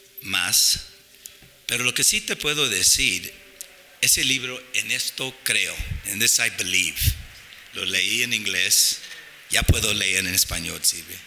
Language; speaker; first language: Spanish; non-native, fluent; English